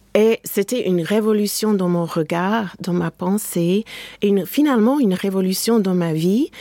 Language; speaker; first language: French; non-native, fluent; English